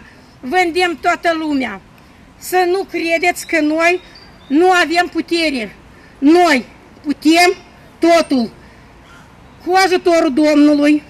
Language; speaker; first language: Romanian; non-native, local second language; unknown